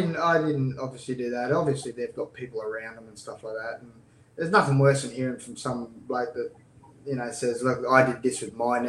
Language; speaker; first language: English; native; English